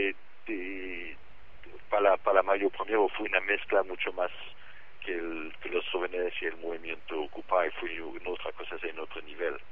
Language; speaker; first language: Spanish; non-native, fluent; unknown